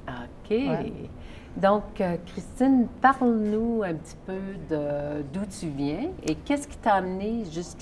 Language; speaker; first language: French; native; French